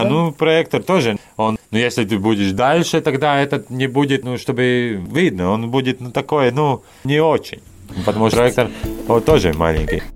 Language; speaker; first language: Russian; non-native, learner; Latvian